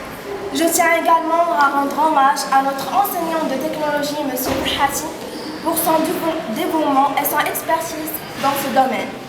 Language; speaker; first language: French; non-native, local second language; Arabic